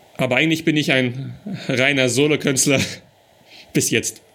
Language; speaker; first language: German; early bilingual, other home language; Russian